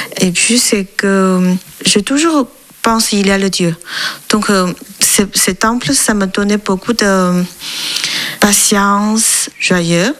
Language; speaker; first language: French; non-native, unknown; Chinese